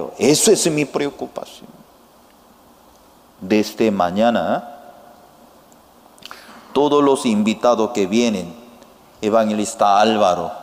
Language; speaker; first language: Spanish; non-native, learner; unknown